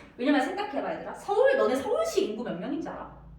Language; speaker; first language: Korean; native; Korean